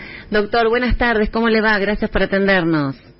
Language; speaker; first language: Spanish; native; Spanish